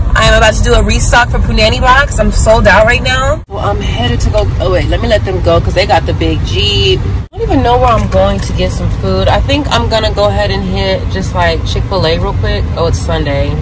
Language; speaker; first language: English; native; English